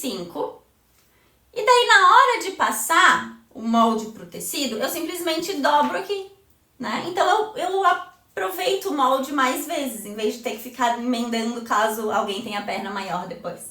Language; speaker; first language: Portuguese; native; Portuguese